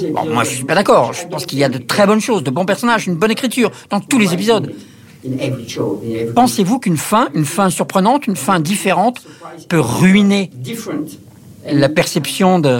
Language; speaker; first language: French; native; French